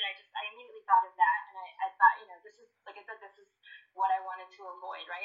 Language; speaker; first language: English; native; English